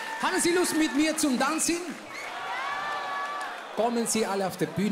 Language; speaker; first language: German; non-native, learner; Spanish